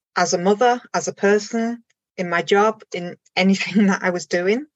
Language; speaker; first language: English; non-native, fluent; German